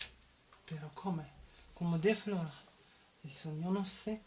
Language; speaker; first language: Italian; non-native, learner; German